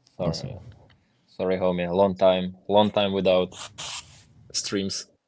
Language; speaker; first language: English; non-native, fluent; Ukrainian